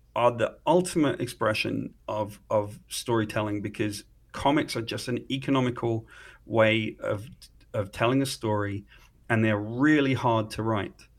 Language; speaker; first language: English; native; English